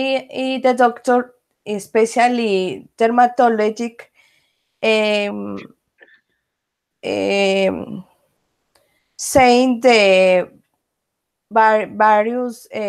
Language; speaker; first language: English; non-native, learner; Spanish